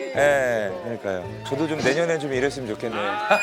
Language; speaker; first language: Korean; native; Korean